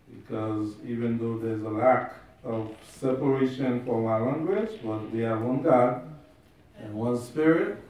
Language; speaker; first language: English; non-native, learner; Haitian Creole